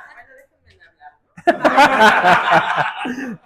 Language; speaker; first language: Spanish; native; Spanish